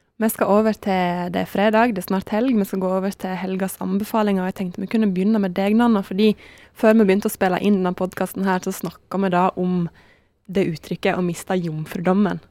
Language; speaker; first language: Norwegian; native; Norwegian